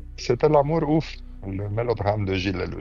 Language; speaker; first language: French; non-native, fluent; Romanian